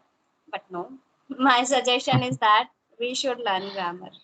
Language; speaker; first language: English; non-native, local second language; Hindi